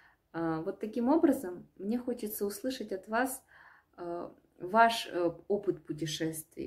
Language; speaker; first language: Russian; native; Russian